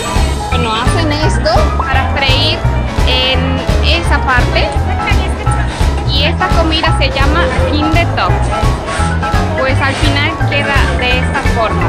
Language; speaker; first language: Spanish; non-native, fluent; Korean